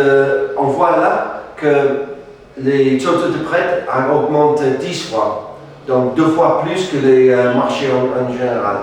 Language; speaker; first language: French; non-native, fluent; English